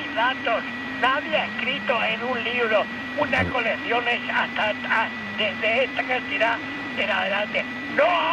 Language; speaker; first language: Spanish; native; Spanish